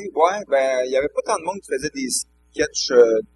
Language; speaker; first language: French; native; French